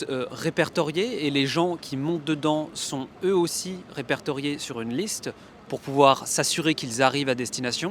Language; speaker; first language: French; native; French